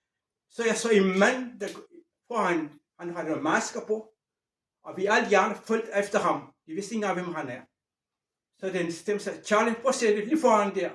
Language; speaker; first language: Danish; non-native, fluent; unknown